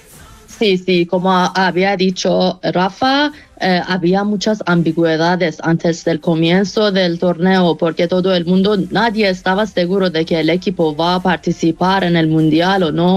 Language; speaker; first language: Spanish; non-native, fluent; Persian